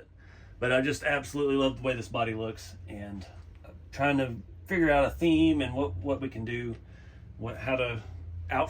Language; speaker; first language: English; native; English